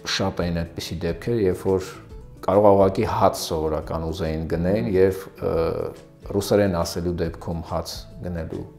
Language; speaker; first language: Armenian; early bilingual, other home language; Russian